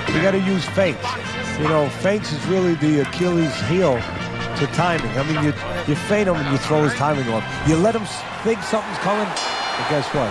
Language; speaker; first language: English; native; English